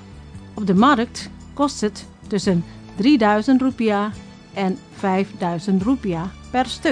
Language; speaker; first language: Dutch; non-native, fluent; Indonesian